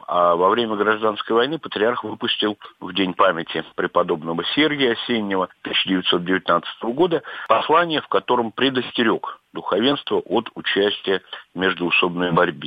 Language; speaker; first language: Russian; native; Russian